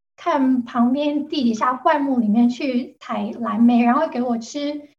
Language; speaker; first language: Chinese; non-native, local second language; Cantonese